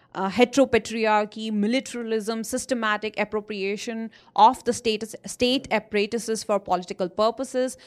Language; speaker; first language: English; non-native, local second language; Hindi